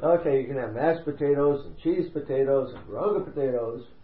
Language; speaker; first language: English; native; English